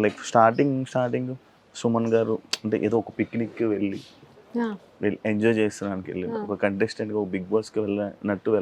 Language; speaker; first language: Telugu; native; Telugu